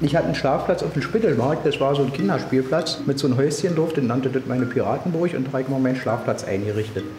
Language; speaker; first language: German; native; German